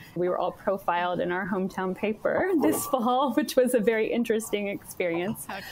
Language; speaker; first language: English; native; English